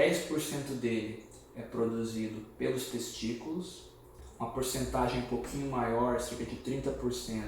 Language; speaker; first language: Portuguese; native; Portuguese